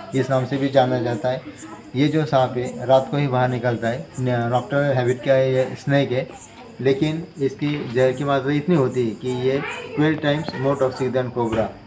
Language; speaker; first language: Hindi; non-native, local second language; Marathi